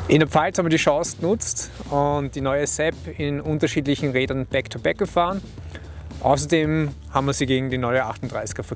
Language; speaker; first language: German; native; German